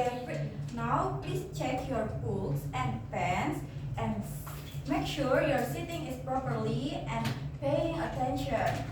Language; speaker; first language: English; non-native, learner; Indonesian